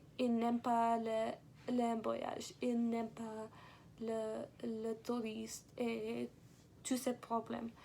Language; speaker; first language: French; non-native, learner; English